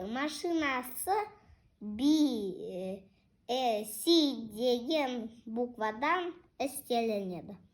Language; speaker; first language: Kazakh; non-native, local second language; Russian